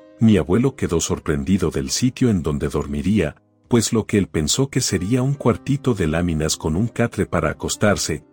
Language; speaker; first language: Spanish; native; Spanish